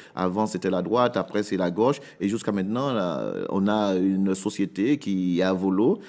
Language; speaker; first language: French; native; French